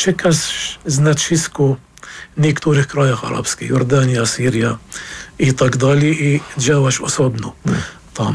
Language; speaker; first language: Polish; non-native, fluent; Arabic